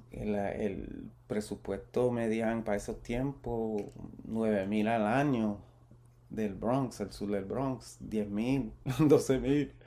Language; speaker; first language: Spanish; early bilingual, heritage; Spanish